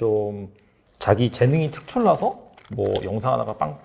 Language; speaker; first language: Korean; native; Korean